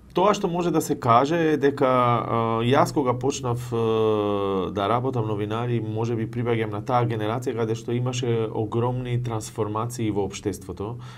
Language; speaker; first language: Macedonian; non-native, local second language; Albanian